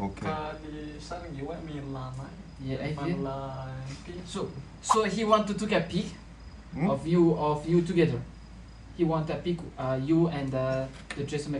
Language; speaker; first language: English; non-native, learner; Malagasy